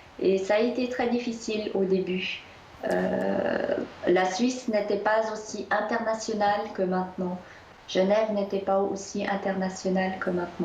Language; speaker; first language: French; early bilingual, other home language; Korean